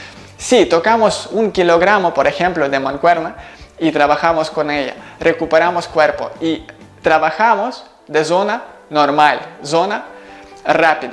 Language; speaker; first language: Spanish; non-native, learner; Ukrainian